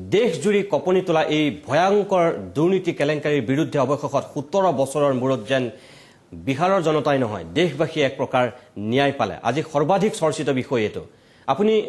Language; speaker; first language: Assamese; native; Assamese